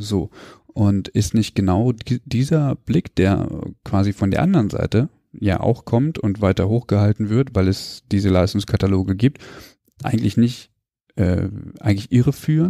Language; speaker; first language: German; native; German